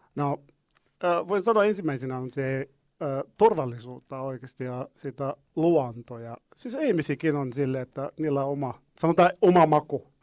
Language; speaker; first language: Finnish; non-native, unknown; Arabic